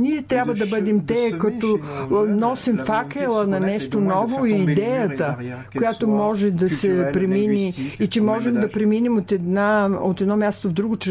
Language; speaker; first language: Bulgarian; native; Bulgarian